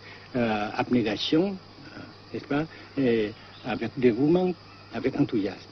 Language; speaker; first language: French; non-native, local second language; Vietnamese